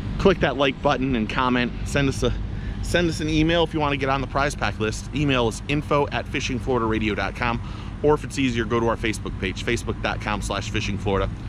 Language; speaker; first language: English; native; English